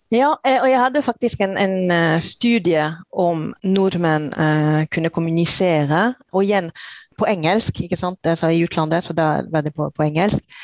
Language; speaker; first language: Norwegian; non-native, fluent; French